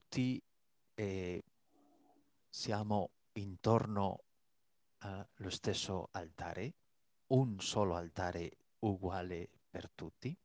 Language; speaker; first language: Italian; non-native, fluent; Spanish